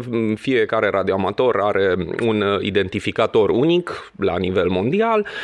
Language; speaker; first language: Romanian; non-native, local second language; Hungarian